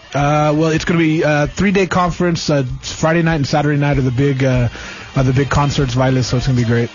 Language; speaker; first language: English; early bilingual, other home language; Spanish